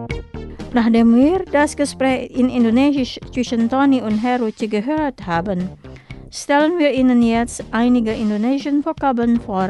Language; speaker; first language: German; non-native, fluent; Indonesian